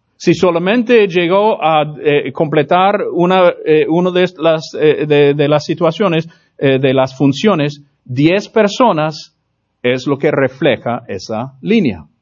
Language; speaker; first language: Spanish; non-native, fluent; English